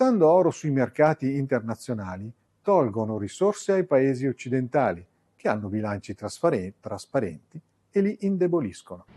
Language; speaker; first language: Italian; native; Italian